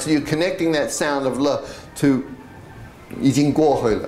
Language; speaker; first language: English; native; English